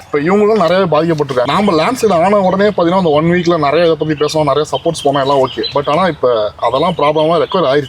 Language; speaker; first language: Tamil; native; Tamil